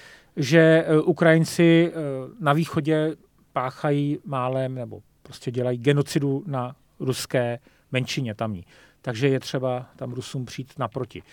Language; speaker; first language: Czech; native; Czech